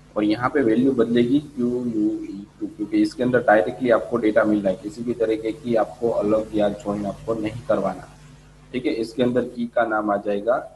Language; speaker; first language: Hindi; non-native, local second language; Gujarati